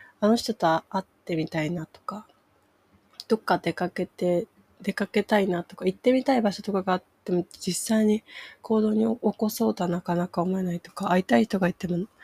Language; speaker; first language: Japanese; native; Japanese